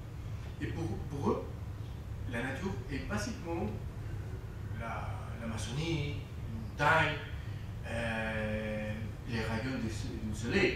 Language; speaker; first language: French; non-native, fluent; Spanish